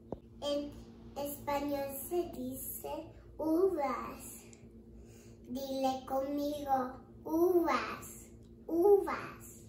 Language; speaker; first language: Spanish; early bilingual, heritage; English